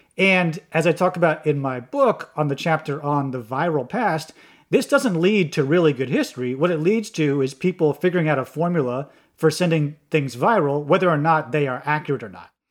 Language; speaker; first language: English; native; English